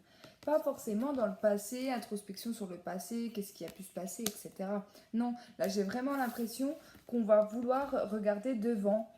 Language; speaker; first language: French; native; French